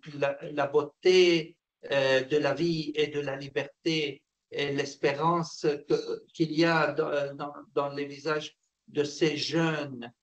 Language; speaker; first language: French; non-native, fluent; Arabic